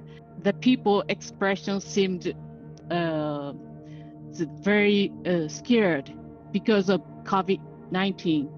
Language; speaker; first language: English; non-native, learner; Japanese